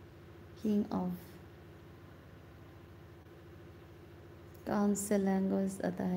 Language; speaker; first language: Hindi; non-native, learner; Bangla